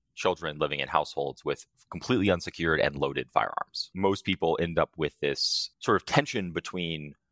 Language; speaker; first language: English; native; English